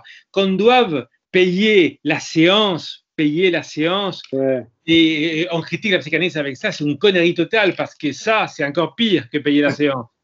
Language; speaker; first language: French; non-native, fluent; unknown